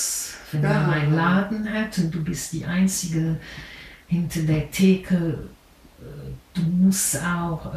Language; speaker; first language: German; non-native, fluent; English